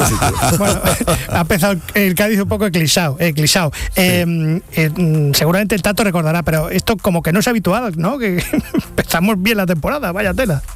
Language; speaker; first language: Spanish; native; Spanish